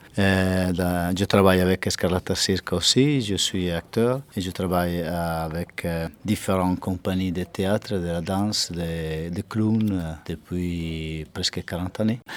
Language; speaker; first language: French; non-native, fluent; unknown